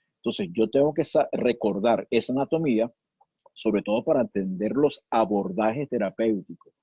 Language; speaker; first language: Spanish; native; Spanish